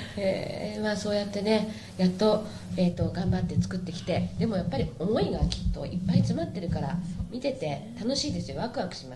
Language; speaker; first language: Japanese; native; Japanese